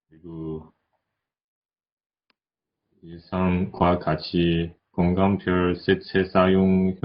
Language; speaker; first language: Korean; non-native, learner; Chinese